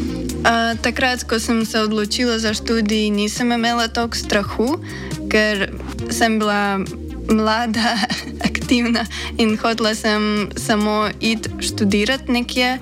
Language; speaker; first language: Slovenian; non-native, fluent; Ukrainian